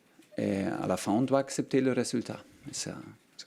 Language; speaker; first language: French; non-native, learner; German